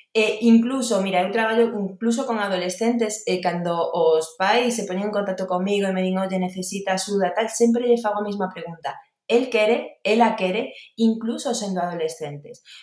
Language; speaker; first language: Galician; non-native, local second language; Spanish